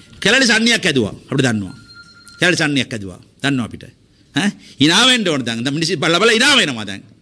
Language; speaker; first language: Sinhala; non-native, local second language; Tamil